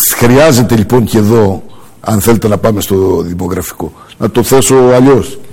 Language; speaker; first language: Greek; early bilingual, heritage; Greek